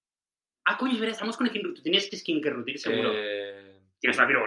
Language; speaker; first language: Spanish; native; Spanish